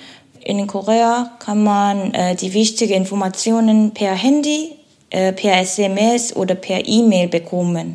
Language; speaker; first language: German; non-native, learner; Korean